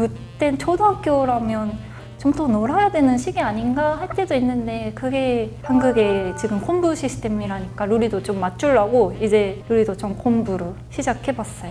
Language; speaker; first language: Korean; non-native, fluent; Japanese